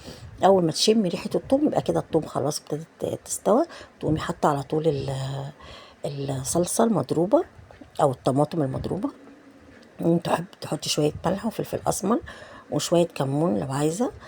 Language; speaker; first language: Arabic; native; Arabic